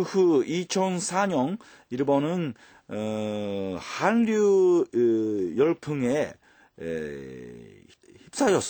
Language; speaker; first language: Korean; non-native, fluent; Japanese